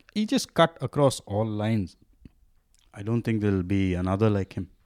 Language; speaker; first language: English; non-native, local second language; Tamil